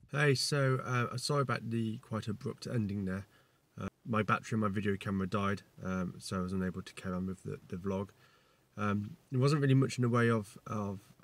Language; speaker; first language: English; native; English